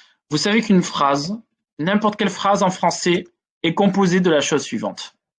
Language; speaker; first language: French; native; French